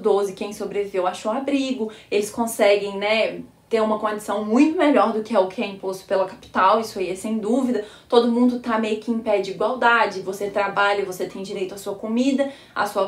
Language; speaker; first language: Portuguese; native; Portuguese